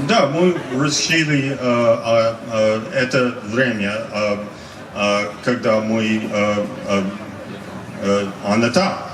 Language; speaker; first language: Russian; non-native, learner; English